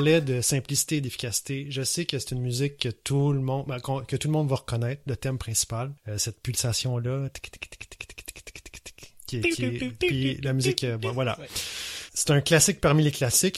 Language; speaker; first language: French; native; French